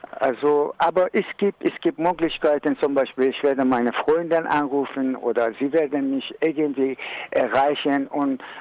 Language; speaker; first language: German; non-native, learner; Persian